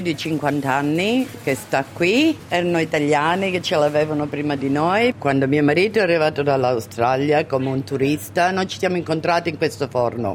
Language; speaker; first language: Italian; early bilingual, other home language; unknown